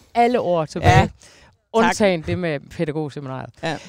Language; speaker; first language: Danish; native; Danish